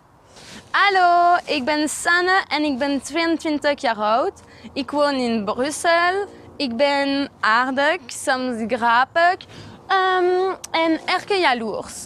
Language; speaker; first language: Dutch; non-native, learner; French